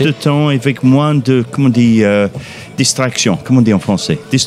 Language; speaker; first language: French; non-native, fluent; English